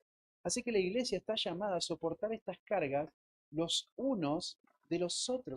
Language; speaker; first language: Spanish; native; Spanish